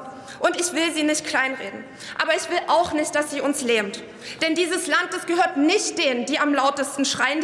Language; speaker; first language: German; early bilingual, other home language; Arabic